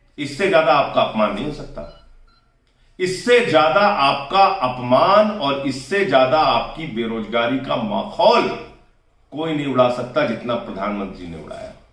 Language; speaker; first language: Hindi; native; Hindi